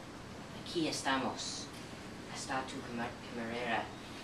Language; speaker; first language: Spanish; non-native, learner; English